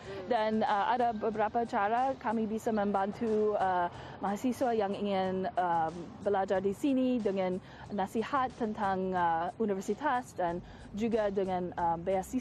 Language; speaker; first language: Indonesian; non-native, fluent; English